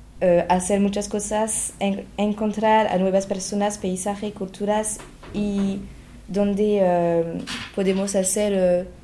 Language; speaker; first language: Spanish; non-native, learner; French